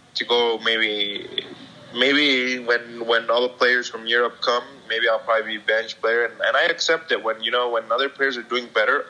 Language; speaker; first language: English; native; English